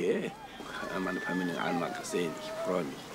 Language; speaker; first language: German; non-native, learner; Tibetan